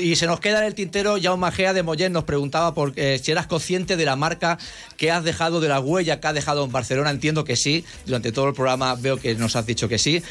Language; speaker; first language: Spanish; native; Spanish